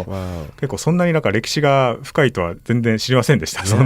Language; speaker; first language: Japanese; native; Japanese